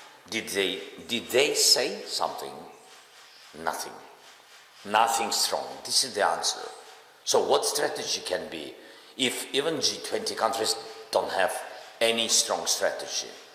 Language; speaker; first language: English; non-native, fluent; Russian